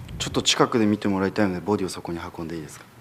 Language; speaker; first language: Japanese; native; Japanese